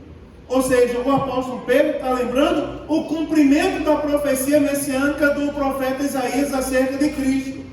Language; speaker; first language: Portuguese; native; Portuguese